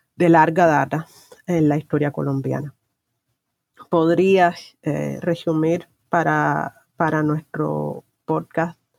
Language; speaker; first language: Spanish; native; Spanish